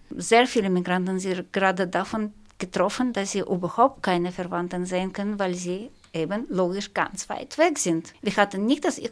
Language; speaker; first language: German; non-native, fluent; Russian